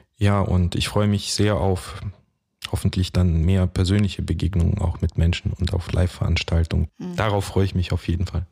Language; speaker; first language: German; early bilingual, other home language; Russian